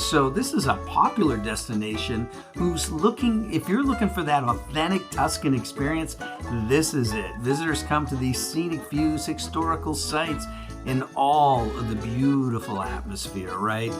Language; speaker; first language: English; native; English